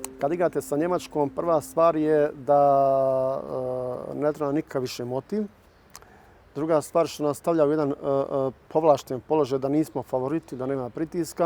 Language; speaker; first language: Bosnian; native; Bosnian